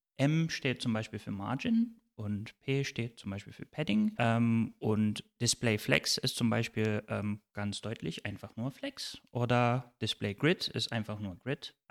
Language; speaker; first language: German; non-native, fluent; Turkish